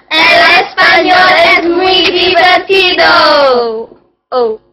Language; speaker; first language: Spanish; non-native, learner; English